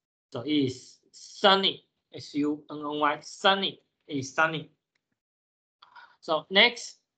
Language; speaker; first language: English; non-native, fluent; Chinese